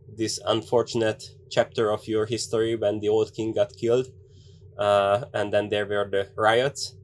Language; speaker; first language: English; non-native, fluent; Hungarian